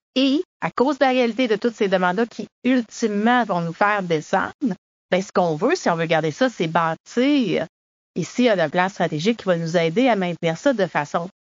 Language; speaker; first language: French; native; French